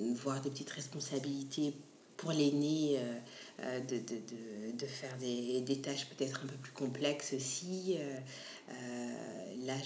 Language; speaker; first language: French; native; French